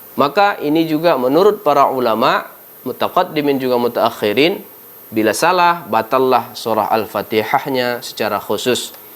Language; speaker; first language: Malay; native; Malay